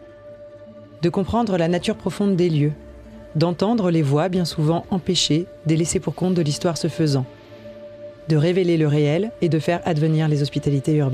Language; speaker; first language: French; native; French